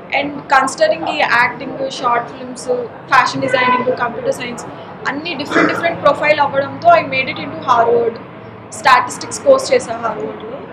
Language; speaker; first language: Telugu; non-native, local second language; Marathi